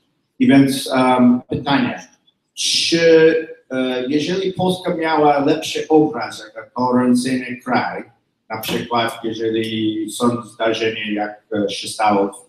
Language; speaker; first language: Polish; non-native, learner; English